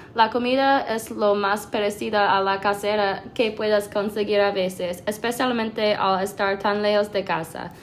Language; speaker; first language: Spanish; non-native, learner; English